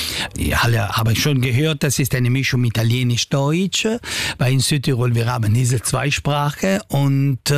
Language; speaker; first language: German; non-native, local second language; Italian